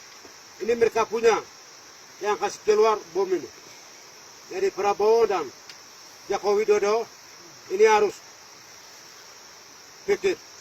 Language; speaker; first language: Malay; non-native, local second language; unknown